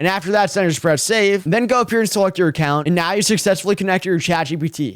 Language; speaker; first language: English; native; English